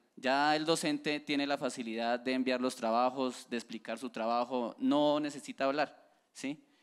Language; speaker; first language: Spanish; native; Spanish